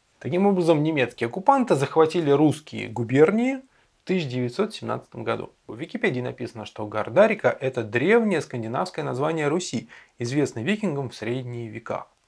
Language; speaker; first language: Russian; native; Russian